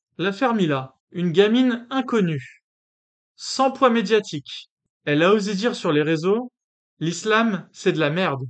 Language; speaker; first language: French; native; French